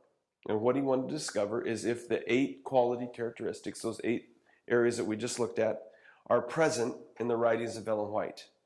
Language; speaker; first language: English; native; English